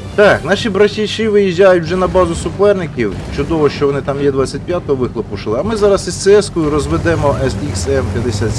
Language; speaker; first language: Ukrainian; native; Ukrainian